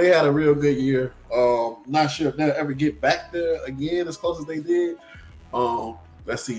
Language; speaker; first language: English; native; English